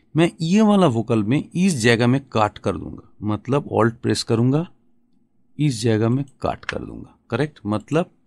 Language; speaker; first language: Hindi; non-native, local second language; Bangla